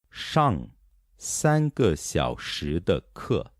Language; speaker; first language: Chinese; non-native, fluent; Portuguese